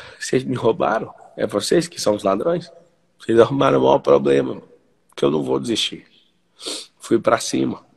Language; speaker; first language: Portuguese; native; Portuguese